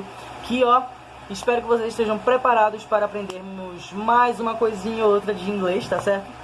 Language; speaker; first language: Portuguese; native; Portuguese